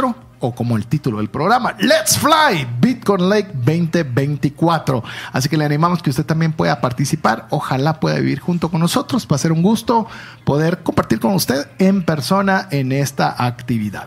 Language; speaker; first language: Spanish; native; Spanish